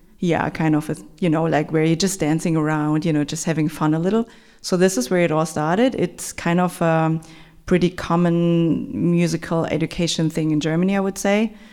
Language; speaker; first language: English; non-native, fluent; German